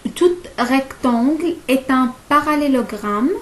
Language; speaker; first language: French; non-native, local second language; Arabic